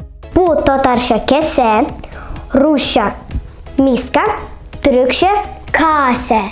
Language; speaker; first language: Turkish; non-native, learner; Tatar